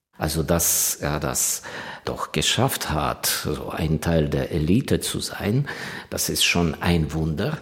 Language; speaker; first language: German; non-native, fluent; Ukrainian